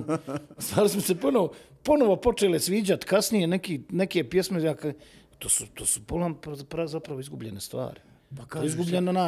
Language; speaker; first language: Serbian; native; Serbian